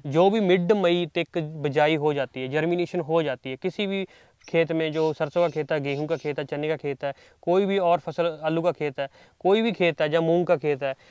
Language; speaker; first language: Hindi; non-native, local second language; Punjabi